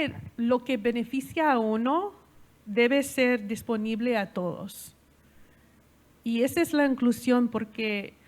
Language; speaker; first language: Spanish; non-native, learner; English